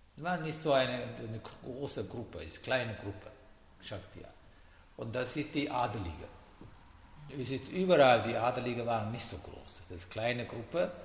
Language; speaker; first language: German; non-native, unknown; Sinhala